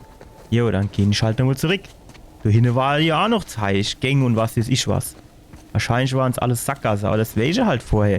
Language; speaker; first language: German; native; German